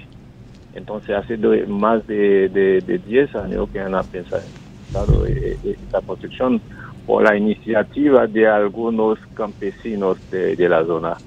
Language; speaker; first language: Spanish; non-native, fluent; Haitian Creole